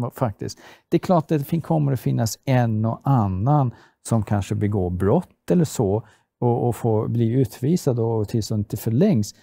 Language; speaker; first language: Swedish; non-native, fluent; Persian